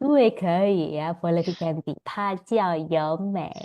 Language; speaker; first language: Chinese; non-native, fluent; Indonesian